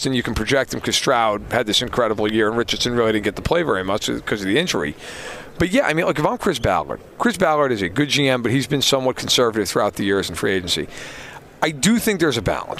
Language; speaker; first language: English; native; English